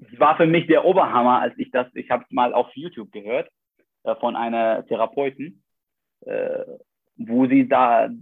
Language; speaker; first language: German; non-native, fluent; Arabic